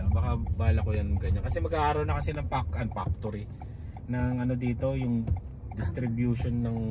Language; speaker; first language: Filipino; native; Filipino